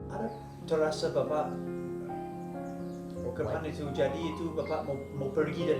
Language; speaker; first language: Indonesian; non-native, learner; English